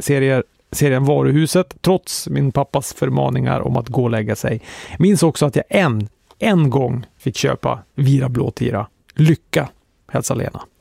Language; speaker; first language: Swedish; native; Swedish